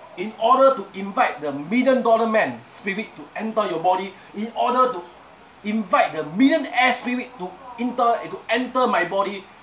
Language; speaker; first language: English; non-native, local second language; Chinese